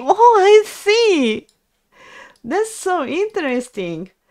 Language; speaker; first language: English; non-native, learner; Japanese